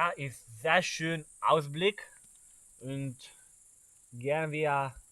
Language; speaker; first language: German; non-native, learner; Slovak